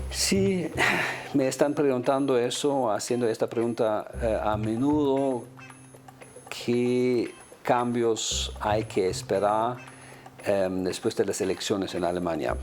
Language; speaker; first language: Spanish; non-native, fluent; German